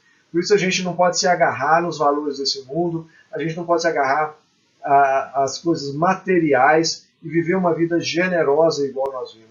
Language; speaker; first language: Portuguese; native; Portuguese